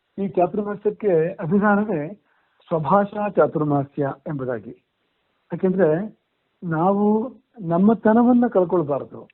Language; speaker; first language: Kannada; native; Kannada